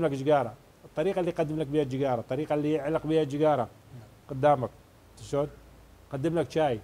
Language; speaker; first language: Arabic; native; Arabic